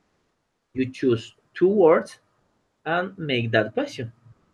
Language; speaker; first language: English; non-native, learner; Spanish